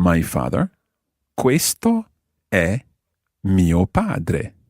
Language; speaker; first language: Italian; non-native, fluent; English